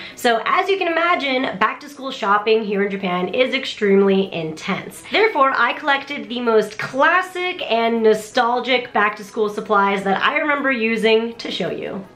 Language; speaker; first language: English; native; English